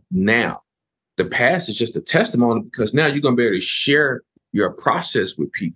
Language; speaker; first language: English; native; English